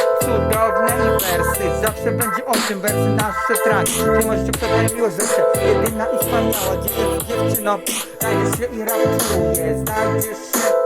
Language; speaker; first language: Polish; native; Polish